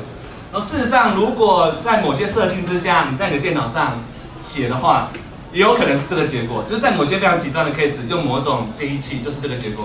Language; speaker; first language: Chinese; native; Chinese